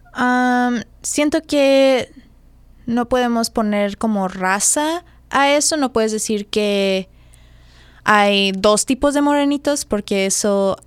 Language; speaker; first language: Spanish; early bilingual, heritage; Spanish